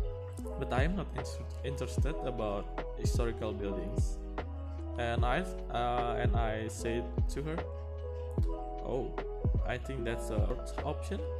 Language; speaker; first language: English; non-native, learner; Indonesian